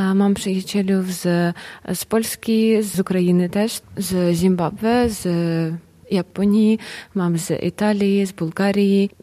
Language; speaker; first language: Polish; non-native, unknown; Ukrainian